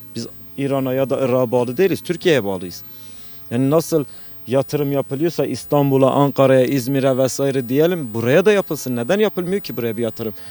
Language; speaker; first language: Turkish; non-native, local second language; Kurdish